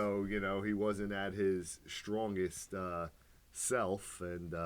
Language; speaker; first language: English; native; English